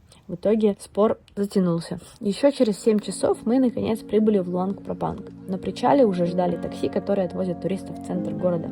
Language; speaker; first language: Russian; native; Russian